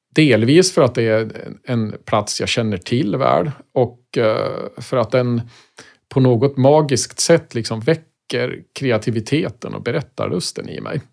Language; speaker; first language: Swedish; native; Swedish